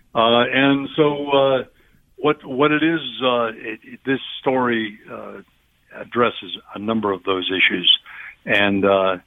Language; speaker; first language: English; native; English